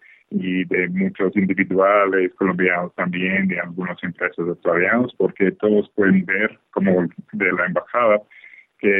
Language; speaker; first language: Spanish; non-native, fluent; English